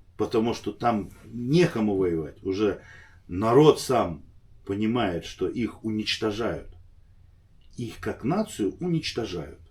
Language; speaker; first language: Russian; native; Russian